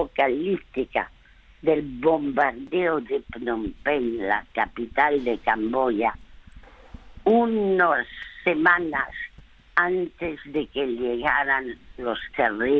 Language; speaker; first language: Spanish; early bilingual, other home language; French